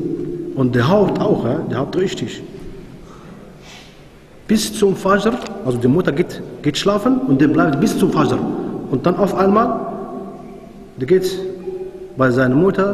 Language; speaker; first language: German; non-native, fluent; Arabic